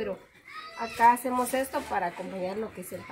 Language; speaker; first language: Spanish; native; Spanish